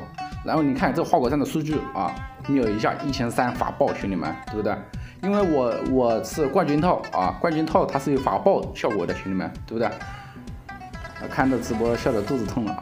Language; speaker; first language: Chinese; native; Chinese